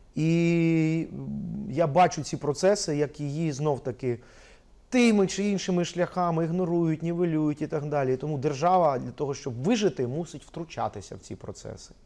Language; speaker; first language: Ukrainian; non-native, local second language; Russian